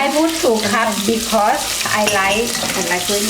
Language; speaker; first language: English; non-native, learner; Thai